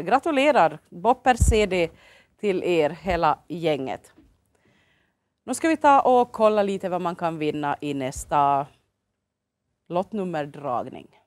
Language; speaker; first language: Swedish; native; Swedish